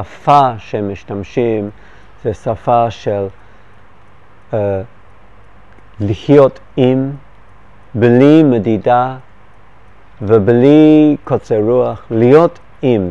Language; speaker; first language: Hebrew; non-native, fluent; English